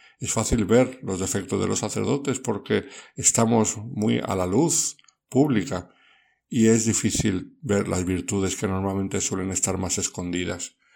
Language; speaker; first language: Spanish; native; Spanish